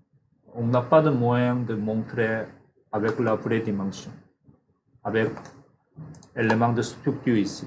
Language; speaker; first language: French; non-native, fluent; Korean